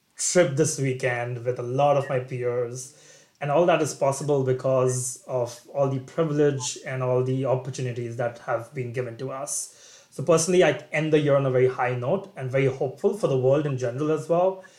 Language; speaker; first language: English; non-native, local second language; Bangla